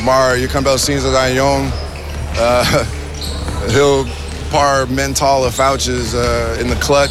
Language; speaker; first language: Dutch; non-native, learner; English